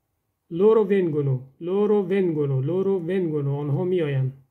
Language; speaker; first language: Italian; non-native, fluent; Persian